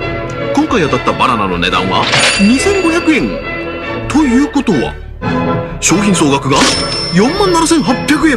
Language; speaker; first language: Japanese; native; Japanese